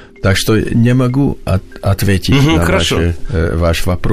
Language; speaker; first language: Russian; non-native, learner; Hungarian